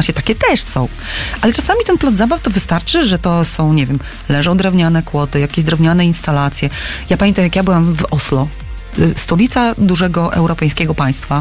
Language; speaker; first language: Polish; native; Polish